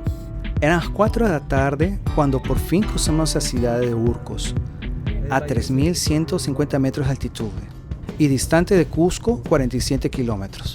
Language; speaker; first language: Spanish; non-native, learner; Portuguese